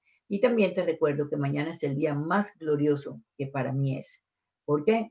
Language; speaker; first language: Spanish; native; Spanish